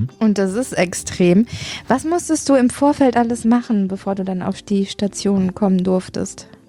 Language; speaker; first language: German; native; German